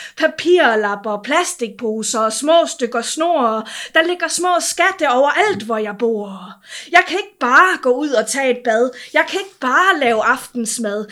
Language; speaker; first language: Danish; native; Danish